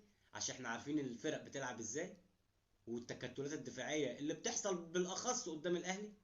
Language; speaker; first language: Arabic; native; Arabic